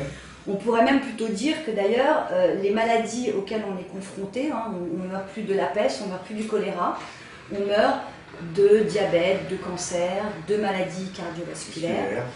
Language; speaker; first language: French; native; French